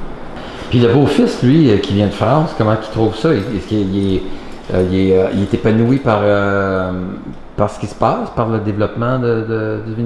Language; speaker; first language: French; native; French